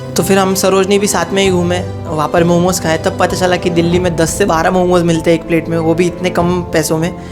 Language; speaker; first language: Hindi; non-native, local second language; Marathi